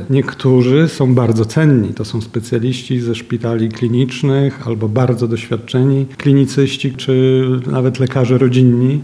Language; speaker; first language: Polish; native; Polish